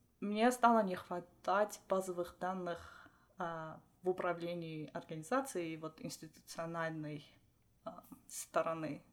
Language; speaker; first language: Russian; non-native, local second language; Armenian